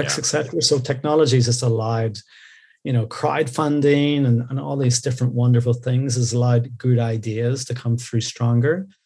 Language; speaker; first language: English; native; English